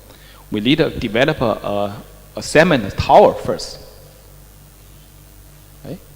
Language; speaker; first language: English; non-native, fluent; Chinese